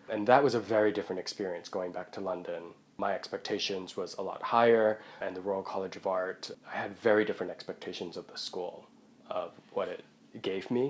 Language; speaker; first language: English; non-native, local second language; Cantonese